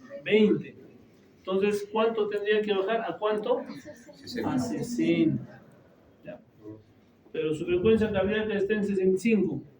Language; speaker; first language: Spanish; native; Spanish